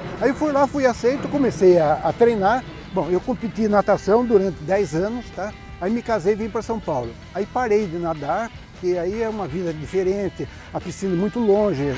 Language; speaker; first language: Portuguese; native; Portuguese